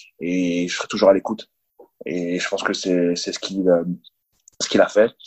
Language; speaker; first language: French; early bilingual, other home language; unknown